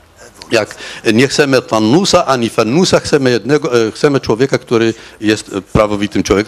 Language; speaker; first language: Polish; non-native, fluent; Arabic